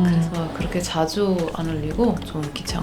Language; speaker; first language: Korean; non-native, fluent; Portuguese